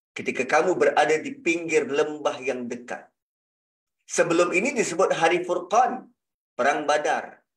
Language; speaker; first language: Malay; native; Malay